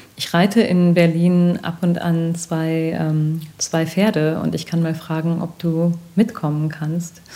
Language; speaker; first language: German; native; German